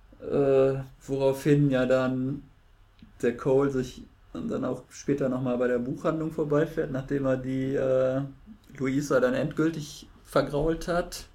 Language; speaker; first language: German; native; German